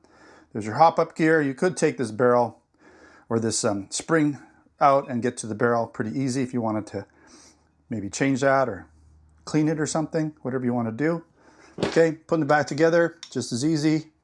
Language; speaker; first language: English; native; English